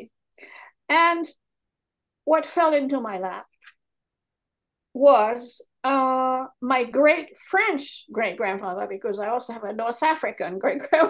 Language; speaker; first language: English; non-native, fluent; French